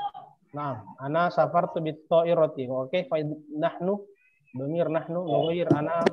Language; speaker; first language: Arabic; non-native, fluent; Indonesian